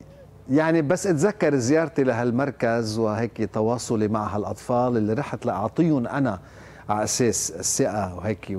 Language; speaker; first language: Arabic; native; Arabic